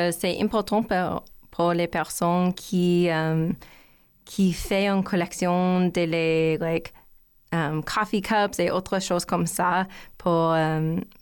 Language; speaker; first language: French; non-native, learner; English